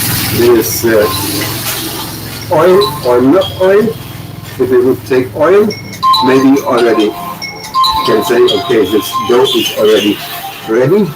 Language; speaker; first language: English; non-native, learner; German